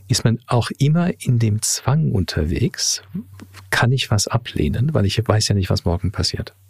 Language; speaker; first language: German; early bilingual, heritage; German